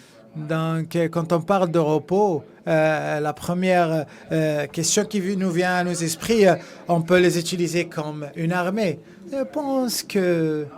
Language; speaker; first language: French; non-native, fluent; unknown